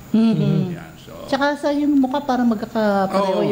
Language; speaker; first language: Filipino; native; Filipino